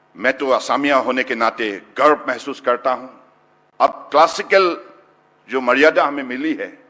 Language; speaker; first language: Hindi; non-native, local second language; Assamese